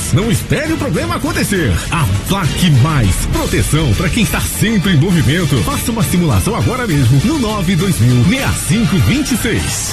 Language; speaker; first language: Portuguese; native; Portuguese